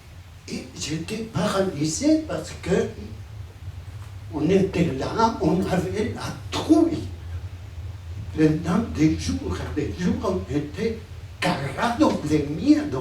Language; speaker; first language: French; non-native, fluent; Spanish